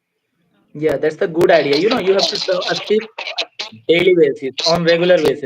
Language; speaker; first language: English; non-native, fluent; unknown